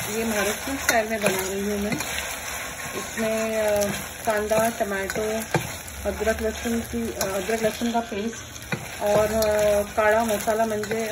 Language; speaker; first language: Hindi; non-native, local second language; Marathi